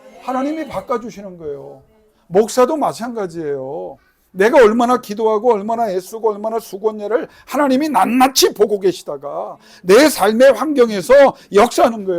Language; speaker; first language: Korean; native; Korean